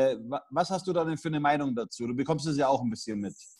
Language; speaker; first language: German; native; German